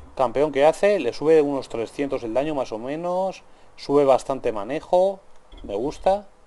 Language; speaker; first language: Spanish; native; Spanish